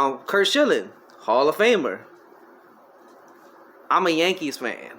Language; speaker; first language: English; native; English